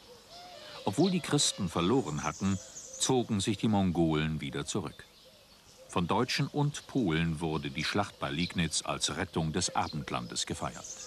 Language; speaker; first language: German; native; German